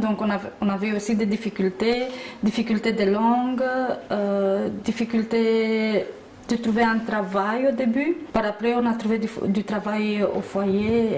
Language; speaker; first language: French; non-native, fluent; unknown